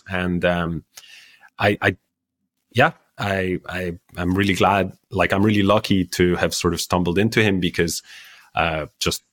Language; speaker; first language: English; native; English